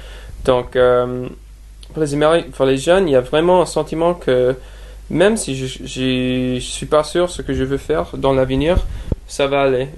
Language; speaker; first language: French; non-native, fluent; English